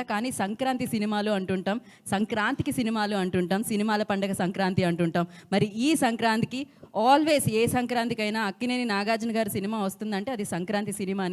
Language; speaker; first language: Telugu; native; Telugu